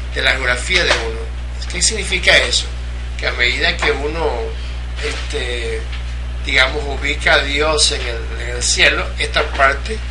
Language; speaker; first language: Spanish; native; Spanish